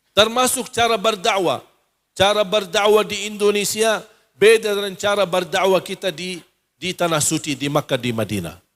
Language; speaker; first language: Malay; non-native, fluent; Arabic